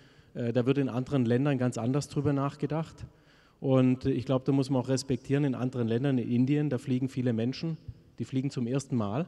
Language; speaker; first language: German; native; German